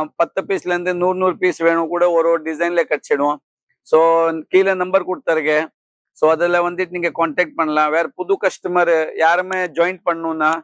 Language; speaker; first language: Tamil; non-native, fluent; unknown